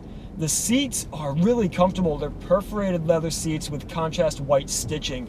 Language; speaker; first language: English; native; English